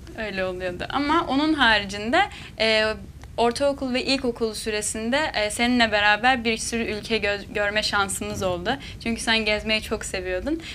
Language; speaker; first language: Turkish; native; Turkish